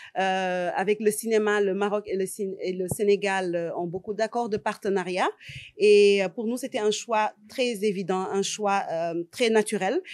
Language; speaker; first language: French; non-native, local second language; Wolof